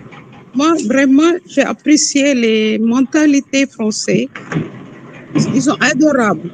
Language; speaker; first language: French; non-native, local second language; Tamil